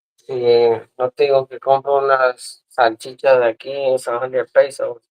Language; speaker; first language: Spanish; early bilingual, other home language; English